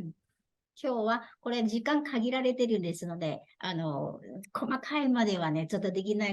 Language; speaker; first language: Japanese; non-native, fluent; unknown